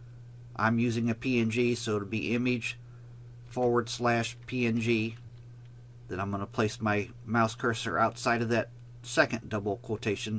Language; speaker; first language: English; native; English